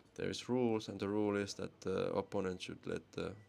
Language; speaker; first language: English; non-native, fluent; Finnish